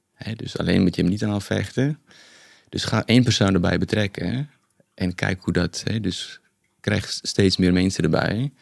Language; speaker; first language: Dutch; non-native, fluent; Afrikaans